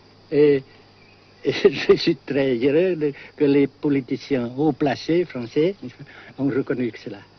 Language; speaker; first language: French; non-native, local second language; Vietnamese